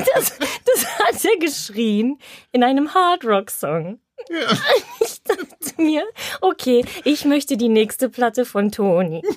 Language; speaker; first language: German; early bilingual, heritage; Polish